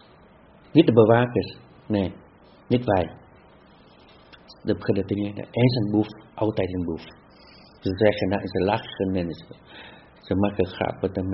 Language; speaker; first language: Dutch; non-native, fluent; Vietnamese